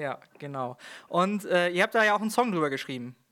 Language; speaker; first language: German; native; German